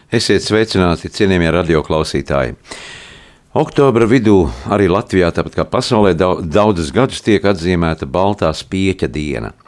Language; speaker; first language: Latvian; native; Latvian